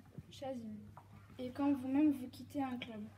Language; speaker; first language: French; native; French